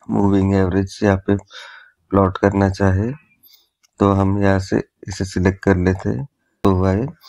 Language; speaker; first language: Hindi; native; Hindi